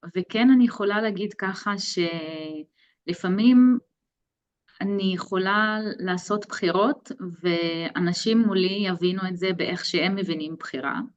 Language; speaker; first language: Hebrew; non-native, local second language; Arabic